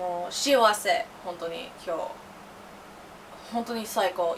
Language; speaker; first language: Japanese; non-native, learner; English